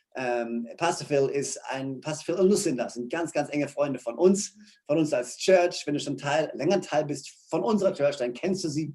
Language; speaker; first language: German; native; German